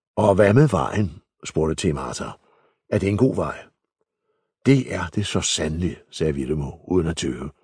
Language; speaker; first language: Danish; native; Danish